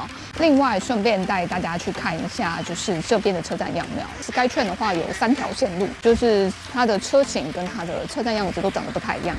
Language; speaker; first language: Chinese; native; Chinese